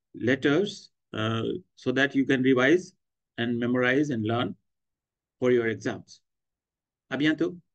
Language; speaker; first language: English; non-native, local second language; Hindi